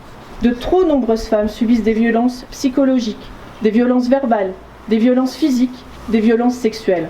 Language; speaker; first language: French; native; French